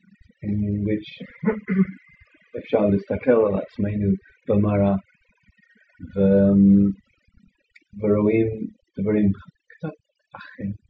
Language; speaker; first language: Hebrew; non-native, fluent; English